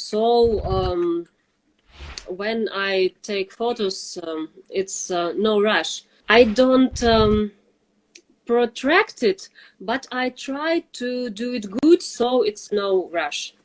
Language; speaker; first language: English; non-native, fluent; Russian